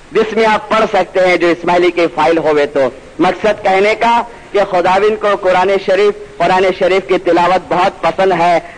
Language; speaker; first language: Urdu; non-native, local second language; Gujarati